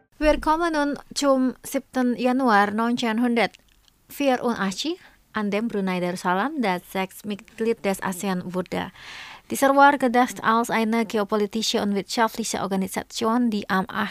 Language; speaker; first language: German; non-native, fluent; Indonesian